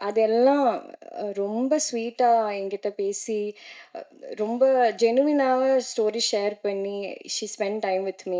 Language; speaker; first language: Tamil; non-native, learner; Malayalam